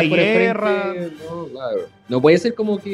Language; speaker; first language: Spanish; native; Spanish